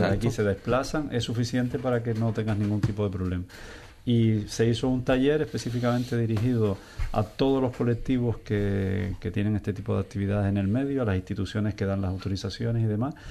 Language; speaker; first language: Spanish; native; Spanish